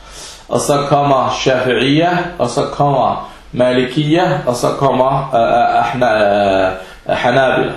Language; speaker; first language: Danish; early bilingual, other home language; Arabic